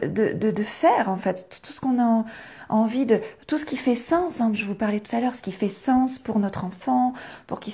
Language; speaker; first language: French; native; French